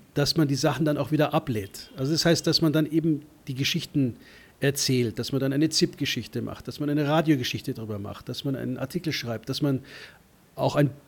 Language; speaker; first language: German; native; German